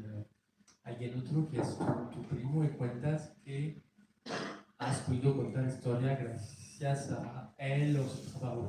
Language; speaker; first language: Spanish; non-native, fluent; French